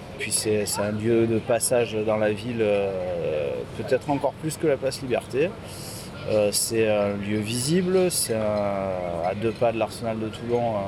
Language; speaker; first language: French; native; French